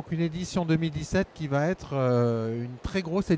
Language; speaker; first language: French; native; French